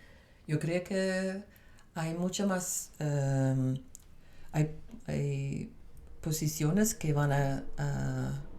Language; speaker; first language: Spanish; non-native, fluent; Dutch